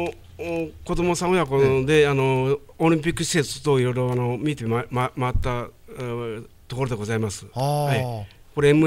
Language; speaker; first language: Japanese; native; Japanese